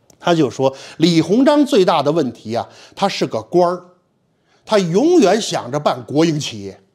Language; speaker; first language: Chinese; native; Chinese